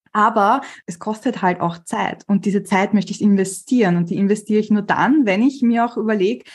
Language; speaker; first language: German; native; German